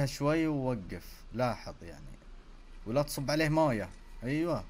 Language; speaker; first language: Arabic; native; Arabic